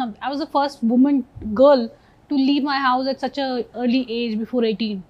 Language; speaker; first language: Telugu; non-native, fluent; Hindi